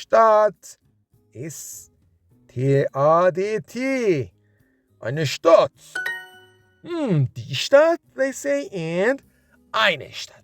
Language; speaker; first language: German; non-native, fluent; English